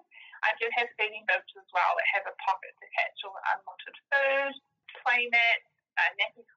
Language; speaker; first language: English; native; English